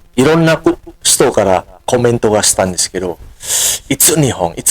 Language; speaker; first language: Japanese; non-native, fluent; Indonesian